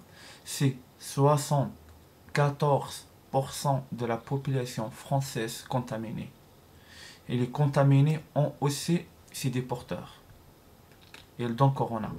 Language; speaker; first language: French; non-native, learner; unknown